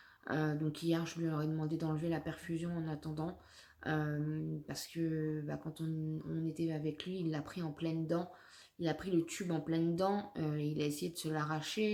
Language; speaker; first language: French; native; French